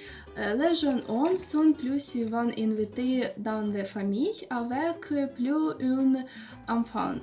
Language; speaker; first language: French; non-native, learner; Ukrainian